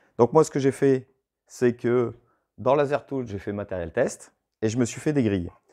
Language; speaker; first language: French; native; French